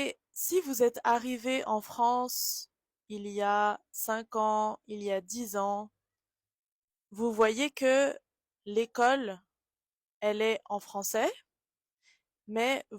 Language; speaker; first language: French; native; French